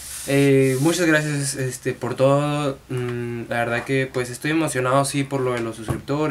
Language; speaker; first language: Spanish; native; Spanish